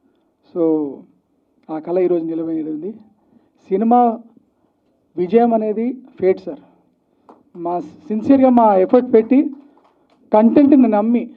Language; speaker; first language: Telugu; native; Telugu